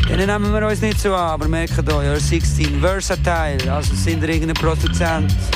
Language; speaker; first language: German; native; German